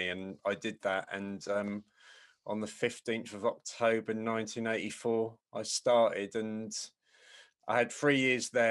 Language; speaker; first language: English; native; English